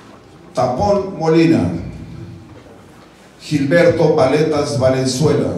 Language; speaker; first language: Spanish; native; Spanish